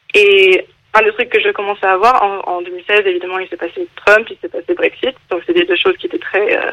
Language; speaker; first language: French; non-native, fluent; English